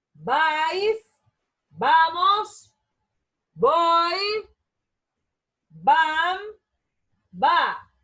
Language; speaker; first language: Spanish; non-native, learner; Portuguese